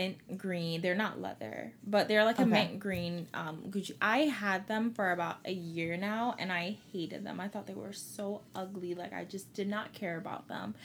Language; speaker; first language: English; native; English